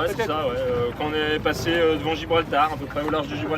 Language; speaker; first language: French; native; French